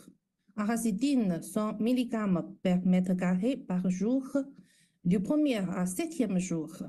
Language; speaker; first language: French; non-native, fluent; Chinese